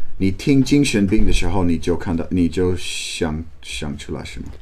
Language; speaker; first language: Chinese; non-native, learner; English